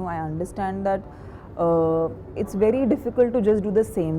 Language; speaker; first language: Telugu; non-native, fluent; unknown